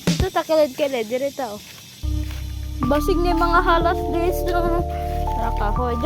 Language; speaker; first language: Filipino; non-native, local second language; Cebuano